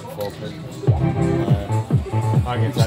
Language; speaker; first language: English; native; English